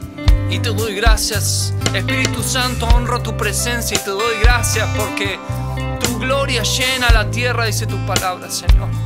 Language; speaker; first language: Spanish; native; Spanish